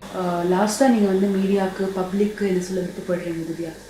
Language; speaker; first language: Tamil; native; Tamil